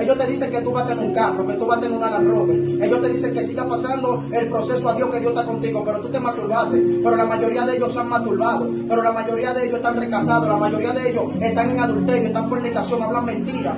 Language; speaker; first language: Spanish; native; Spanish